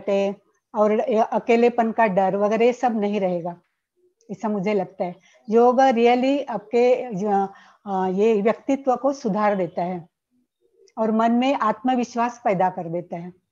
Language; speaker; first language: Hindi; non-native, local second language; Marathi